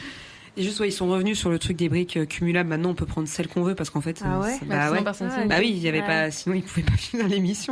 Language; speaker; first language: French; native; French